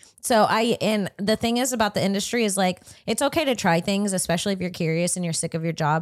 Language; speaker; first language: English; early bilingual, other home language; Spanish